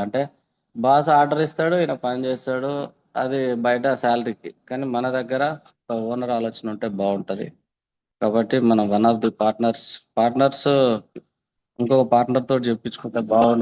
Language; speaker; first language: Telugu; native; Telugu